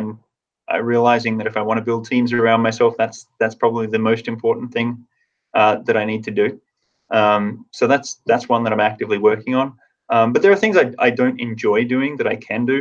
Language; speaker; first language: English; native; English